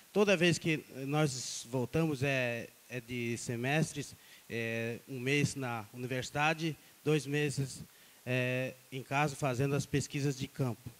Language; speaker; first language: Portuguese; non-native, local second language; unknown